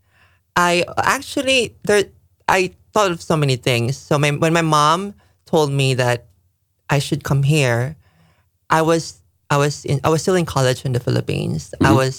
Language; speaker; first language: English; non-native, local second language; Filipino